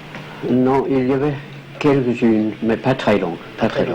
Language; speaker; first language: French; non-native, fluent; Danish